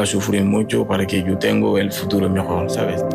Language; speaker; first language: Spanish; non-native, learner; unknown